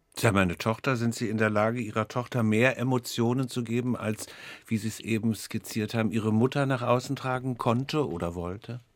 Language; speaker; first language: German; native; German